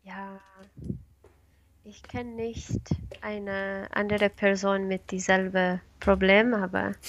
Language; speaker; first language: German; non-native, learner; Spanish